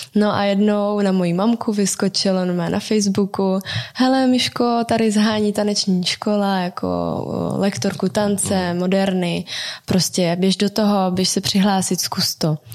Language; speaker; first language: Czech; native; Czech